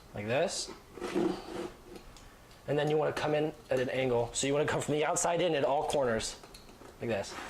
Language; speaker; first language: English; native; English